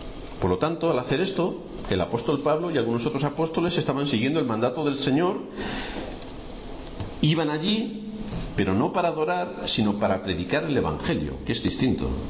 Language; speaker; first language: Spanish; native; Spanish